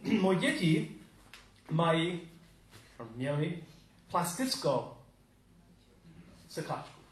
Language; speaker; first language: Czech; non-native, learner; English